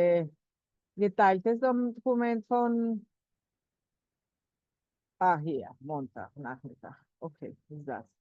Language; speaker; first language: German; non-native, fluent; Spanish